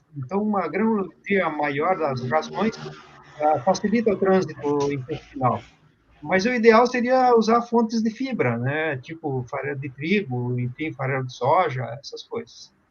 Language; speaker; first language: Portuguese; native; Portuguese